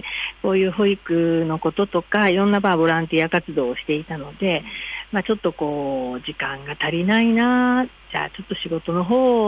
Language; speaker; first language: Japanese; native; Japanese